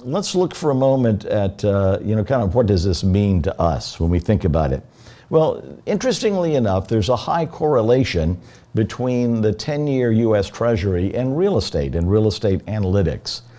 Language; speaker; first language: English; native; English